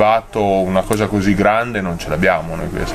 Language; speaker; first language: Italian; native; Italian